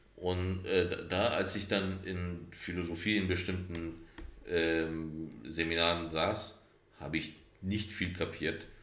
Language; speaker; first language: German; early bilingual, other home language; Turkish